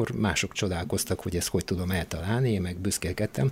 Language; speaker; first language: Hungarian; non-native, fluent; Bulgarian